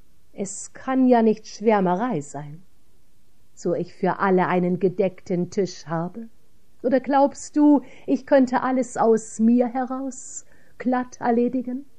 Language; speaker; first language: German; native; German